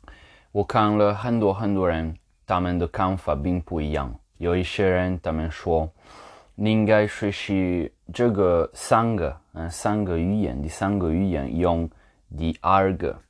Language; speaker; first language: Chinese; non-native, learner; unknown